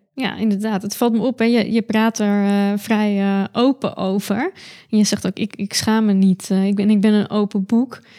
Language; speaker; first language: Dutch; native; Dutch